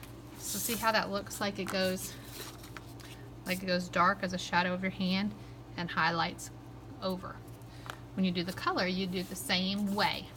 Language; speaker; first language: English; native; English